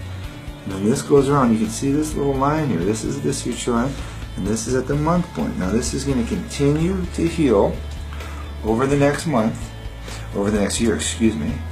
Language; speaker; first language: English; native; English